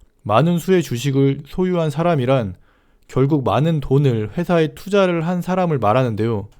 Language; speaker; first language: Korean; native; Korean